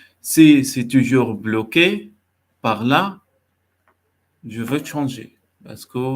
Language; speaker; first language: French; non-native, learner; Arabic